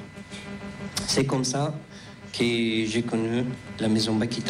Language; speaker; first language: French; non-native, fluent; Persian